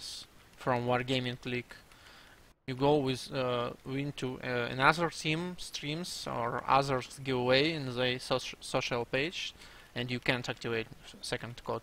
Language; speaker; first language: English; non-native, learner; Russian